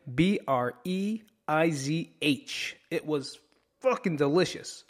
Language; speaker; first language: English; early bilingual, other home language; Filipino